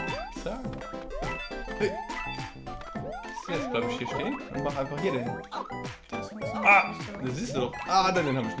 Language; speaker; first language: German; native; German